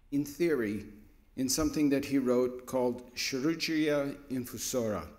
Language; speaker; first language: English; native; English